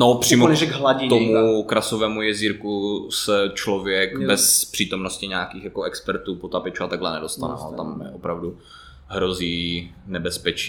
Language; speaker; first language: Czech; native; Czech